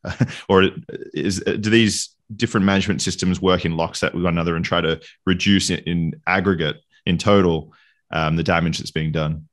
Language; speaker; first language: English; native; English